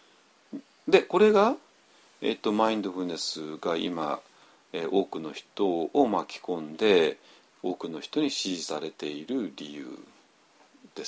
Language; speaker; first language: Japanese; native; Japanese